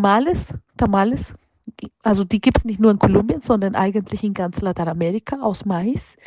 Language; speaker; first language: German; non-native, fluent; Spanish